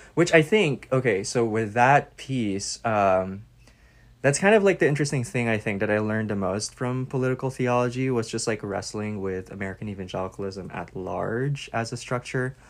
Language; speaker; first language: English; non-native, local second language; Filipino